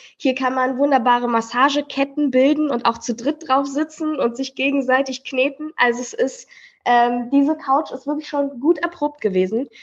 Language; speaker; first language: German; native; German